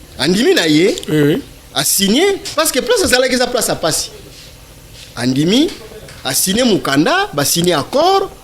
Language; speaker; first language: Lingala; non-native, local second language; Kituba (Democratic Republic of Congo)